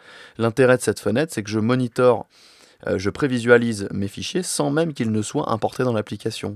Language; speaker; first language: French; native; French